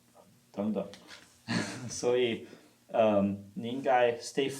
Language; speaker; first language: Chinese; non-native, fluent; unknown